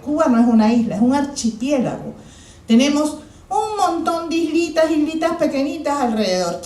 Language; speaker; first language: Spanish; native; Spanish